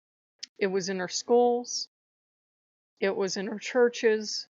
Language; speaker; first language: English; native; English